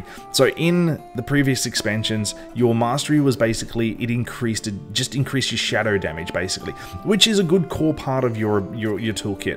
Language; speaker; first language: English; native; English